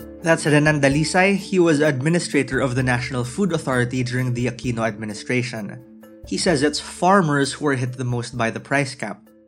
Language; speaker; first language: English; non-native, local second language; Filipino